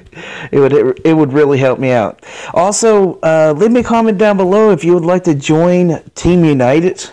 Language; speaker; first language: English; native; English